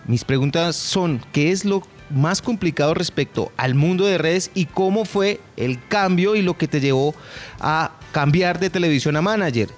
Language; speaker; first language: Spanish; native; Spanish